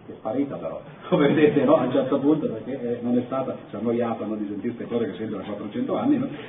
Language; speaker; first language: Italian; native; Italian